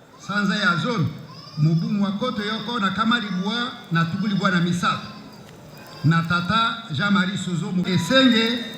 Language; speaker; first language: Lingala; native; Lingala